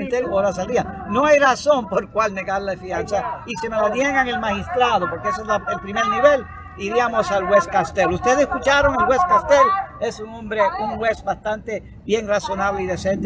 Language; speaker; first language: Spanish; non-native, fluent; English